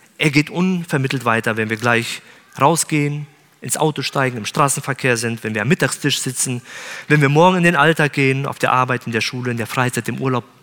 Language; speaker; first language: German; native; German